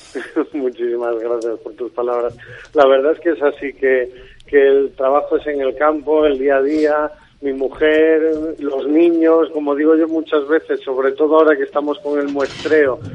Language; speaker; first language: Spanish; native; Spanish